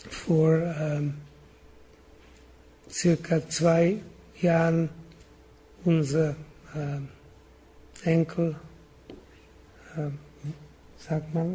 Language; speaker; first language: German; non-native, learner; Czech